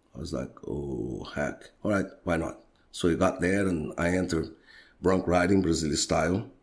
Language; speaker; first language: English; non-native, fluent; Portuguese